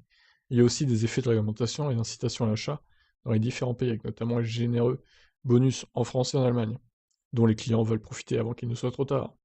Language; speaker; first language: French; native; French